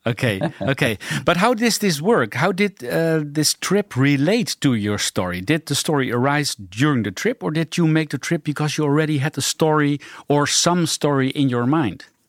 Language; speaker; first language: English; non-native, fluent; Dutch